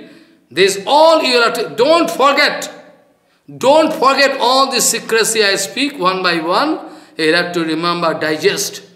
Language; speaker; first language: English; non-native, local second language; Bangla